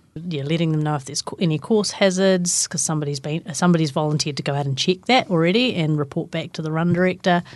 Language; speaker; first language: English; native; English